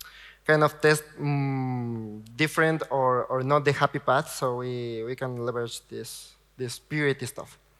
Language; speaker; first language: English; non-native, fluent; Spanish